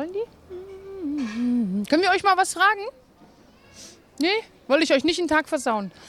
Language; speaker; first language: German; native; German